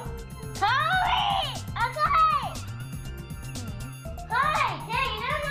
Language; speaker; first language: Japanese; early bilingual, heritage; Japanese